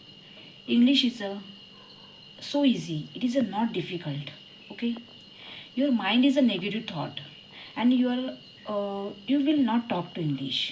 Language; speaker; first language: English; non-native, learner; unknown